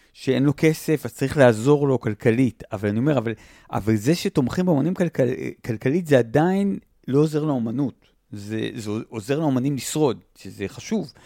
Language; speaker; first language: Hebrew; native; Hebrew